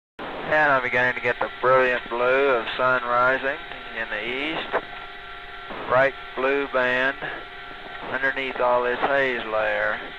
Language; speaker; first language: English; native; English